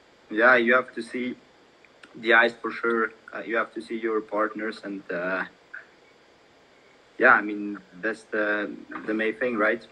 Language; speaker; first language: English; non-native, fluent; German